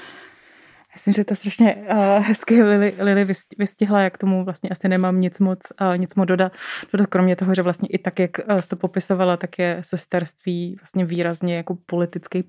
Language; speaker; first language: Czech; native; Czech